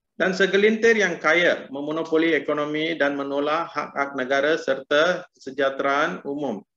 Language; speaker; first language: Malay; non-native, local second language; Tamil